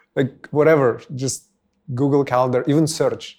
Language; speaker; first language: English; non-native, fluent; Russian